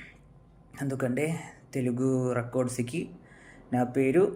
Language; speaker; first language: Telugu; non-native, learner; Malayalam